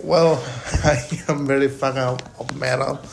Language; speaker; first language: English; non-native, learner; Spanish